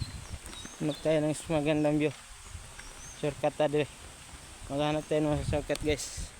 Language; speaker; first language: Filipino; non-native, local second language; Cebuano